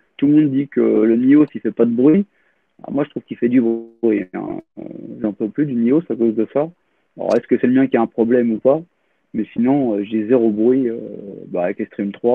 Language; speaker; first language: French; native; French